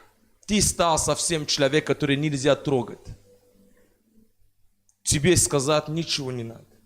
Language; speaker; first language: Russian; non-native, fluent; French